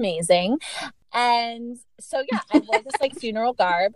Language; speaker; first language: English; native; English